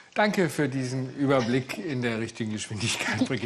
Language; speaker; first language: German; native; German